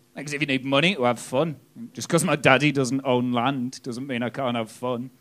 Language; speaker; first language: English; native; English